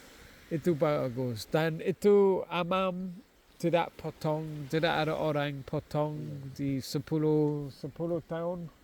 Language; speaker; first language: Indonesian; non-native, learner; English